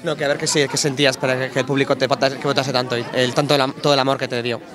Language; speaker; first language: Spanish; native; Spanish